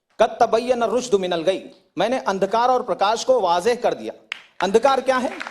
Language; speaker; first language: Hindi; native; Hindi